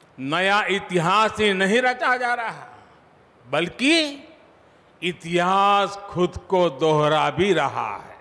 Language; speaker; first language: Hindi; non-native, local second language; Gujarati